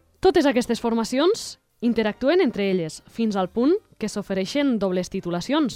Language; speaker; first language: Catalan; native; Catalan